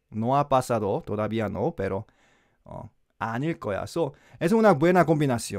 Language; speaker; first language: Spanish; non-native, learner; Korean